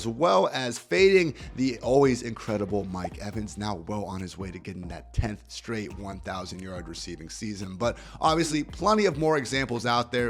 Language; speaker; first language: English; native; English